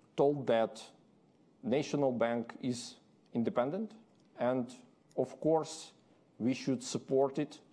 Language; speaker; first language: English; non-native, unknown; Ukrainian